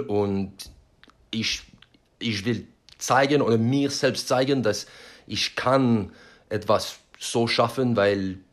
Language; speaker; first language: German; non-native, learner; French